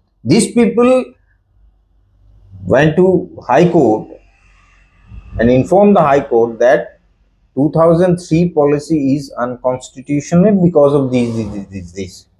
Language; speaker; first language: English; non-native, local second language; Bangla